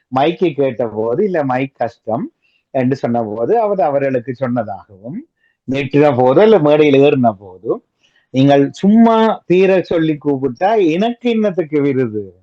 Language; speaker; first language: Tamil; native; Tamil